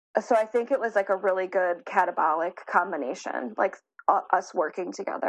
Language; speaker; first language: English; native; English